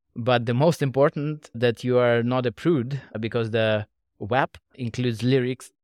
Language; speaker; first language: English; non-native, fluent; Russian